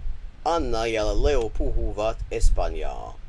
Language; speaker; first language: Finnish; non-native, learner; English